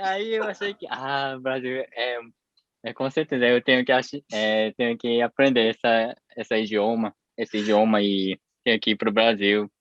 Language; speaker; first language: Portuguese; non-native, fluent; Japanese